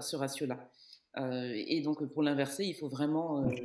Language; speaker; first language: French; native; French